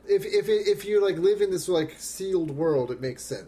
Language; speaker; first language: English; native; English